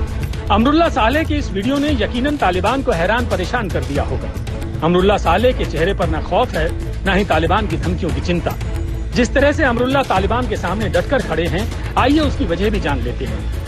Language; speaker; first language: Hindi; native; Hindi